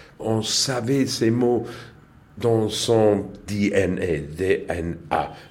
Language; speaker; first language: French; non-native, learner; English